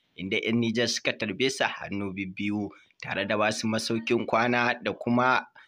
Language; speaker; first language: Hausa; native; Hausa